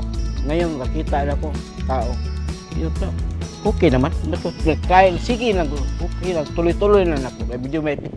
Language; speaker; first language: Filipino; non-native, local second language; Cebuano